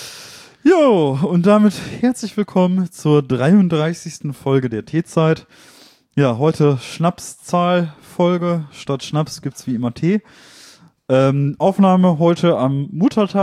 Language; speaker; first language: German; native; German